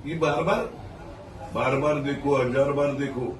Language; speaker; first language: Hindi; non-native, local second language; Marathi